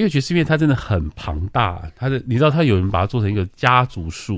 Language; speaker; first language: Chinese; native; Chinese